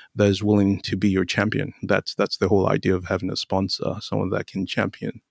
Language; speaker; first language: English; non-native, local second language; Yoruba